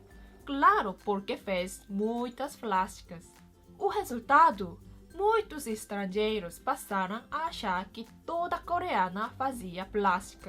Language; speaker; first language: Portuguese; non-native, fluent; Korean